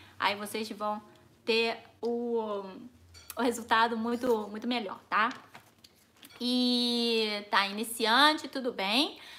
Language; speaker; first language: Portuguese; non-native, fluent; Chinese